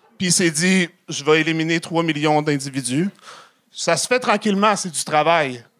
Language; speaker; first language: French; native; French